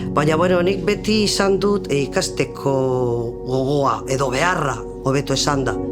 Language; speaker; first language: Basque; non-native, local second language; Spanish